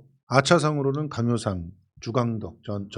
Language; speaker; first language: Korean; native; Korean